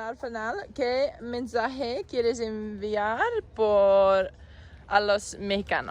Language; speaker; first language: Spanish; non-native, learner; English